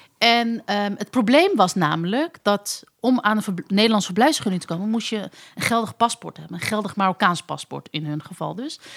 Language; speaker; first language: Dutch; early bilingual, other home language; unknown